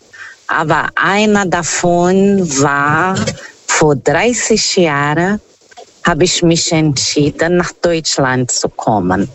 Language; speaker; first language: German; non-native, fluent; Portuguese